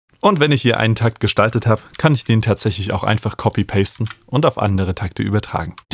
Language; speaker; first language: German; native; German